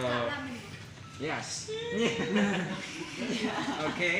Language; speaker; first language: English; non-native, learner; Hmong